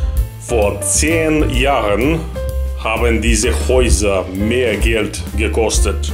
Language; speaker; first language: German; non-native, fluent; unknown